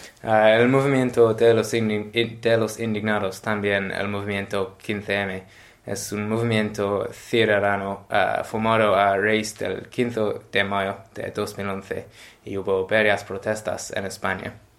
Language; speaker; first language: Spanish; non-native, learner; English